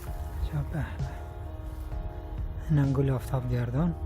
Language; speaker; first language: Persian; native; Persian